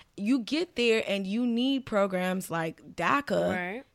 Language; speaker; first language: English; native; English